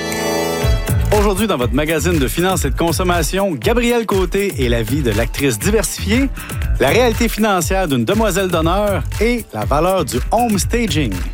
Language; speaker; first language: French; native; French